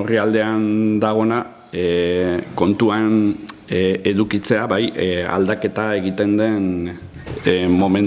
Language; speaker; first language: Basque; native; Basque